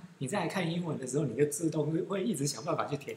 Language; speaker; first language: Chinese; native; Chinese